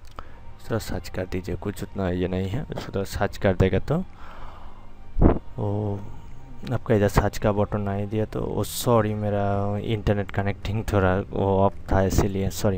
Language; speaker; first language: Hindi; non-native, local second language; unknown